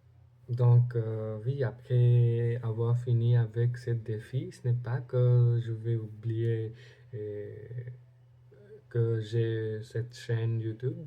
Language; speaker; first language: French; non-native, learner; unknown